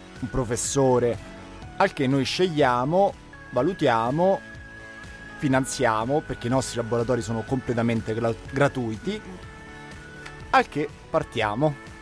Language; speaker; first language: Italian; native; Italian